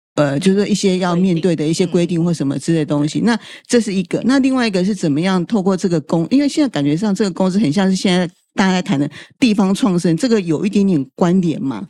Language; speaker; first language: Chinese; native; Chinese